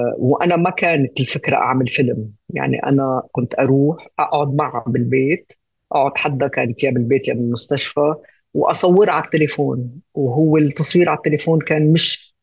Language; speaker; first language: Arabic; native; Arabic